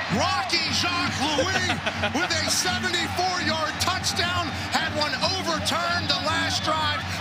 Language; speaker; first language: English; native; English